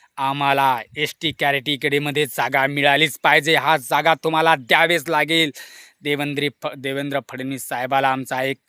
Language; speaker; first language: Marathi; non-native, local second language; Lambadi